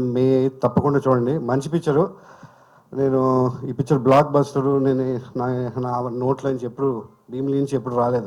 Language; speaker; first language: Telugu; native; Telugu